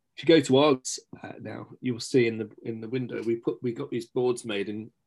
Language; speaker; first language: English; native; English